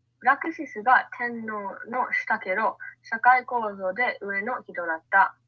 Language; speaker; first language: Japanese; non-native, learner; English